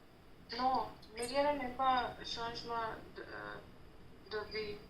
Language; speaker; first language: French; non-native, learner; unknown